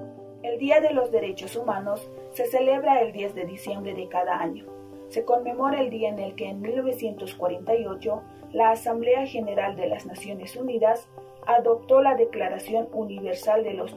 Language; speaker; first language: Spanish; native; Spanish